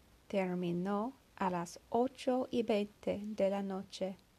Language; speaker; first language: Spanish; non-native, learner; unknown